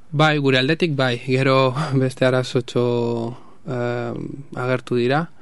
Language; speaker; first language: Basque; non-native, local second language; Spanish